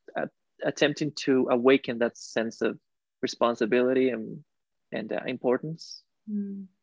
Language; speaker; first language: English; non-native, fluent; Spanish